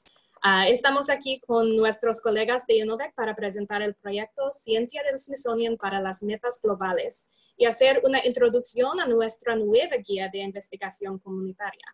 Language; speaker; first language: Spanish; non-native, fluent; English